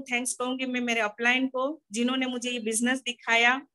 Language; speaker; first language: Hindi; non-native, local second language; Gujarati